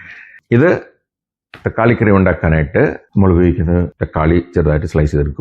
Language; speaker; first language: Malayalam; native; Malayalam